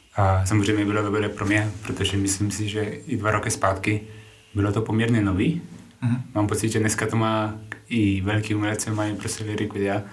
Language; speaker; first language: Czech; non-native, fluent; Spanish